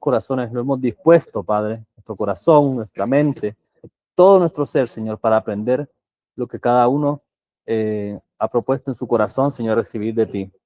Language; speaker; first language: Spanish; native; Spanish